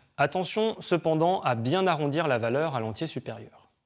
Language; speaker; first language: French; native; French